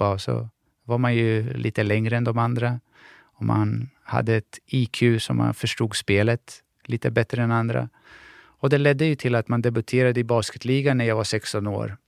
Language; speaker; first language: Swedish; early bilingual, other home language; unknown